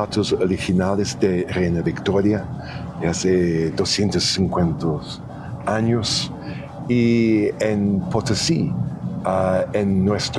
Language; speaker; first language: Spanish; non-native, fluent; English